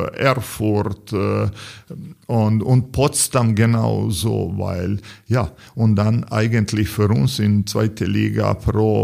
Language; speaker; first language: German; non-native, learner; Serbian